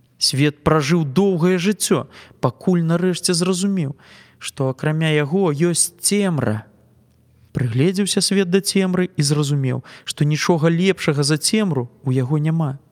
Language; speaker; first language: Belarusian; native; Belarusian